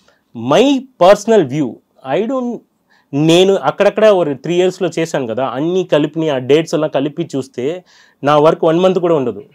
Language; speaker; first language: Telugu; non-native, local second language; Tamil